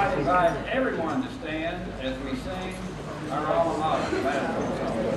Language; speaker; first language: English; native; English